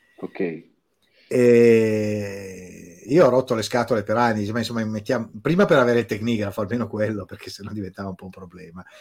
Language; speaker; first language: Italian; native; Italian